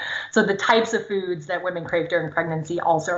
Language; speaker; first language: English; non-native, fluent; German